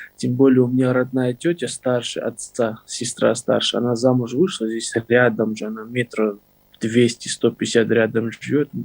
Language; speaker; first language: Russian; non-native, local second language; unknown